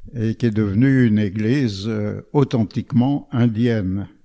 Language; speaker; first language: French; native; French